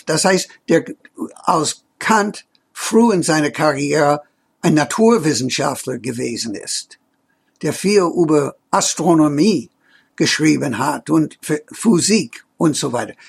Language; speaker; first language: German; non-native, fluent; English